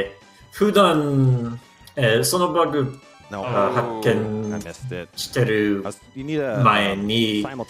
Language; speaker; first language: Japanese; non-native, learner; English